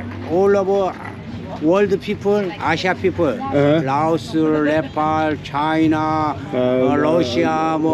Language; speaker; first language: English; non-native, learner; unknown